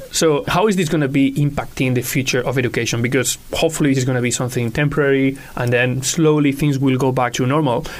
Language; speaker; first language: English; non-native, local second language; Cantonese